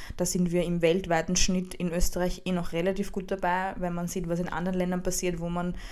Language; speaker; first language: German; early bilingual, heritage; Czech